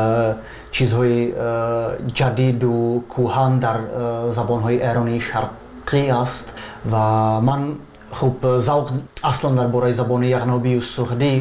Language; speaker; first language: Persian; non-native, fluent; Slovak